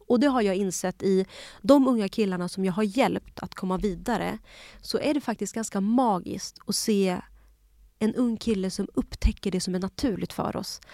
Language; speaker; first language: Swedish; early bilingual, other home language; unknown